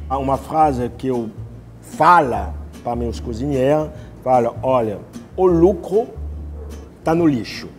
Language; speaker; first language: Portuguese; non-native, fluent; French